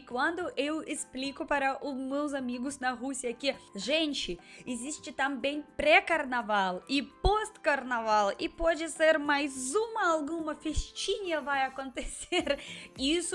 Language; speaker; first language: Portuguese; non-native, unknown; Russian